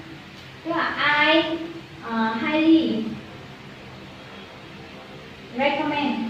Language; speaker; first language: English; non-native, learner; Vietnamese